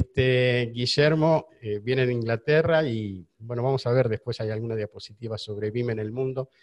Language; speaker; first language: Spanish; native; Spanish